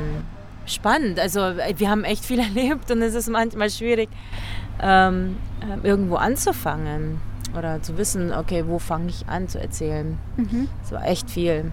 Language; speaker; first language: German; early bilingual, other home language; Filipino